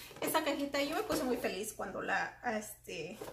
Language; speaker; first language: Spanish; native; Spanish